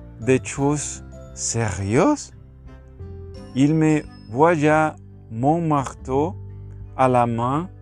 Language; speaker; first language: French; non-native, learner; Spanish